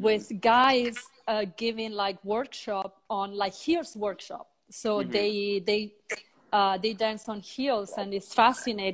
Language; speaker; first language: English; non-native, fluent; Italian